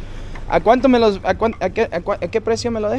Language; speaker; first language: Spanish; non-native, fluent; English